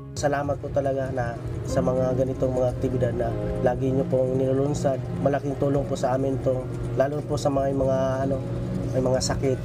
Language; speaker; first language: Filipino; native; Filipino